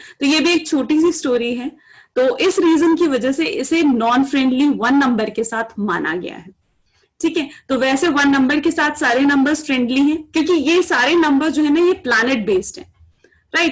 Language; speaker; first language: Hindi; native; Hindi